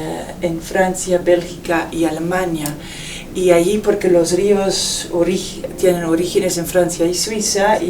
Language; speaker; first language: Spanish; non-native, fluent; Dutch